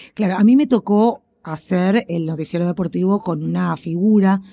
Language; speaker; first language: Spanish; native; Spanish